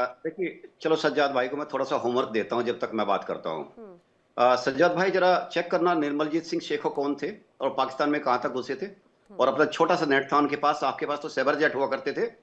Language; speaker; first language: Hindi; native; Hindi